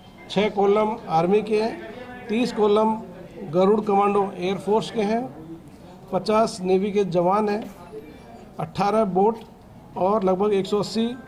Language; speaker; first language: Hindi; non-native, local second language; Gujarati